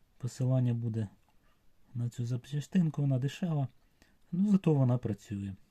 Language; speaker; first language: Ukrainian; non-native, local second language; Russian